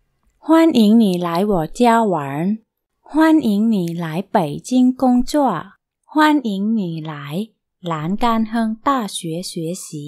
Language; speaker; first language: Chinese; non-native, fluent; Thai